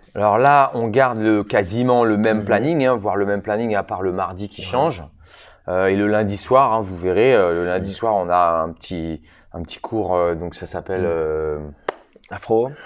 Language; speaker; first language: French; native; French